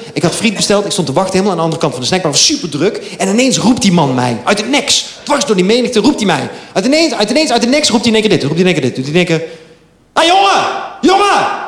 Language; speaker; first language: Dutch; native; Dutch